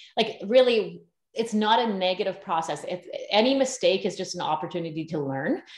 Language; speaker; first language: English; native; English